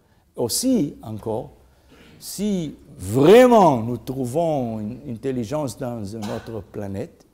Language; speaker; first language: French; non-native, learner; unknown